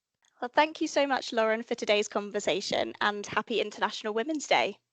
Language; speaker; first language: English; native; English